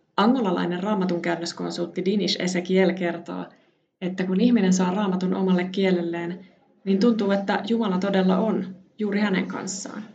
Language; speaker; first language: Finnish; native; Finnish